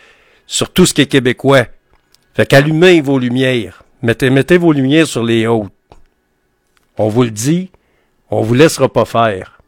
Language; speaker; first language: French; native; French